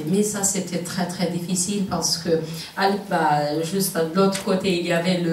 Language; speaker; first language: French; non-native, fluent; Kurdish